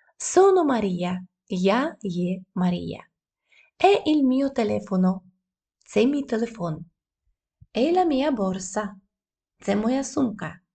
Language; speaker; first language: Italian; non-native, fluent; Ukrainian